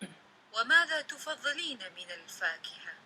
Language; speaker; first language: Arabic; non-native, learner; Indonesian